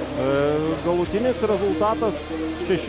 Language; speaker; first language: Lithuanian; native; Lithuanian